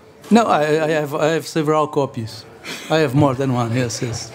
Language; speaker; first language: English; non-native, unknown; Portuguese